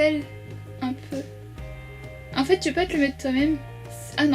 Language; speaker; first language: French; native; French